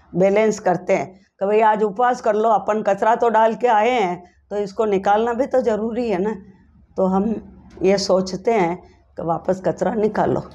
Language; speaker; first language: Hindi; native; Hindi